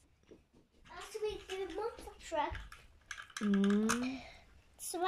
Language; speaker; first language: German; early bilingual, other home language; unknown